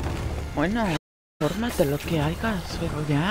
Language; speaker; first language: Spanish; native; Spanish